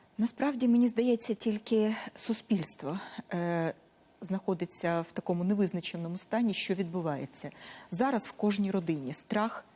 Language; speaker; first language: Ukrainian; non-native, local second language; Russian